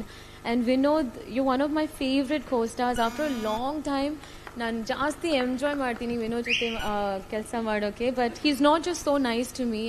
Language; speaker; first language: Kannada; non-native, learner; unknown